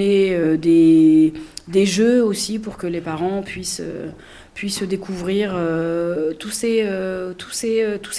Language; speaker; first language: French; native; French